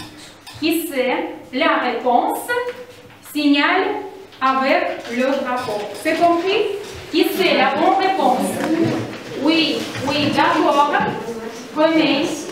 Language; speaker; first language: French; non-native, fluent; Russian